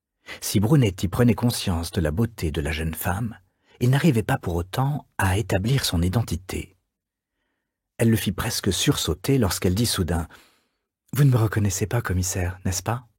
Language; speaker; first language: French; native; French